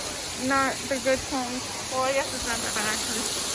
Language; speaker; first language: English; native; English